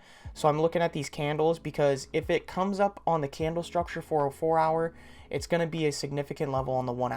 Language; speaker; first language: English; native; English